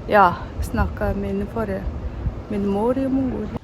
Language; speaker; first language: Norwegian; non-native, learner; Mongolian